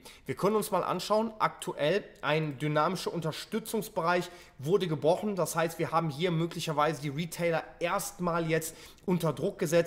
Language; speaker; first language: German; native; German